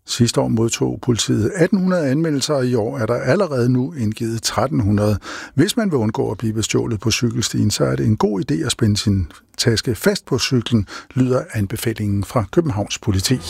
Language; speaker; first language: Danish; native; Danish